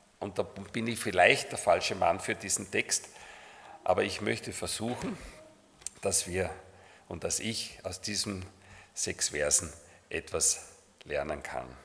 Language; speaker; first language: German; native; German